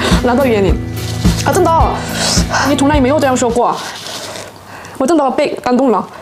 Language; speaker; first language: Chinese; non-native, learner; Korean